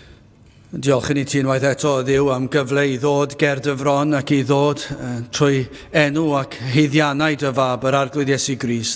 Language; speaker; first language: Welsh; native; Welsh